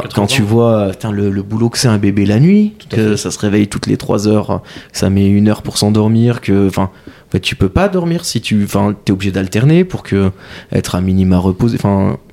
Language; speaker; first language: French; native; French